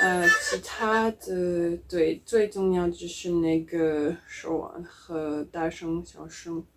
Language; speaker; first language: Chinese; non-native, learner; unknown